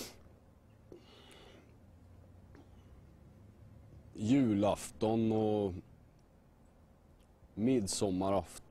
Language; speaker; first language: Swedish; native; Swedish